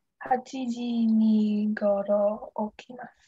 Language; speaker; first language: Japanese; non-native, learner; English